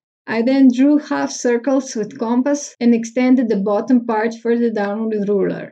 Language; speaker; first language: English; non-native, fluent; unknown